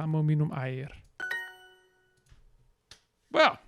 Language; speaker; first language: Indonesian; non-native, learner; English